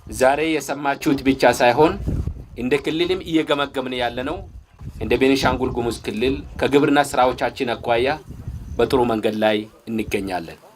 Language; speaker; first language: Amharic; native; Amharic